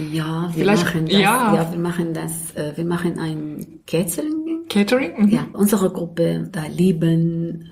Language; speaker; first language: German; non-native, learner; Arabic